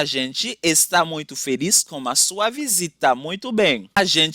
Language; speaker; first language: Portuguese; non-native, fluent; Haitian Creole